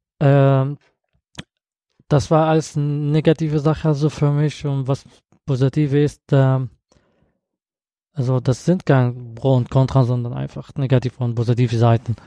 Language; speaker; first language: German; non-native, learner; Arabic